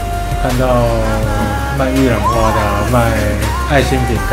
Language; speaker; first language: Chinese; native; Chinese